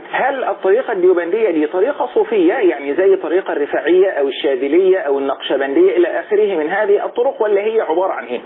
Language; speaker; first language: Arabic; native; Arabic